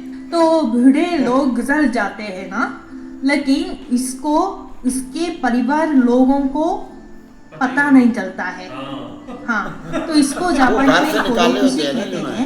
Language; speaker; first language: Hindi; non-native, fluent; Japanese